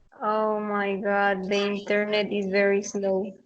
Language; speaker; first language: English; non-native, fluent; Spanish